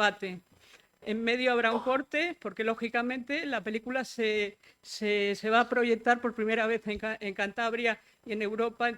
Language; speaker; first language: Spanish; native; Spanish